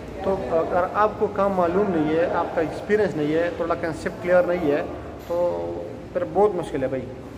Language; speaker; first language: Hindi; non-native, local second language; Pashto